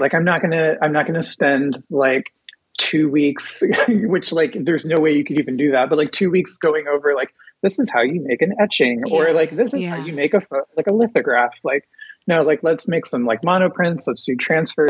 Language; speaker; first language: English; native; English